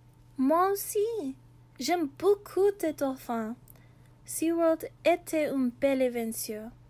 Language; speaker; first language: French; non-native, learner; English